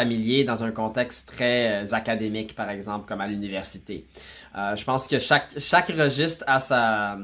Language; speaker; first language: French; native; French